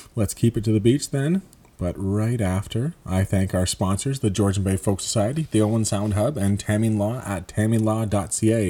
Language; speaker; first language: English; early bilingual, other home language; French